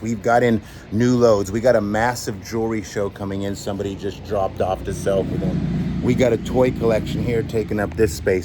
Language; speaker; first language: English; native; English